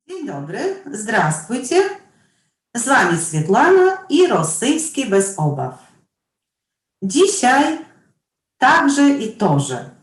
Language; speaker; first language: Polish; non-native, fluent; Russian